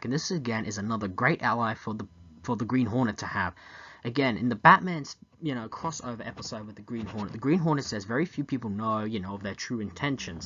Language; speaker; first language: English; native; English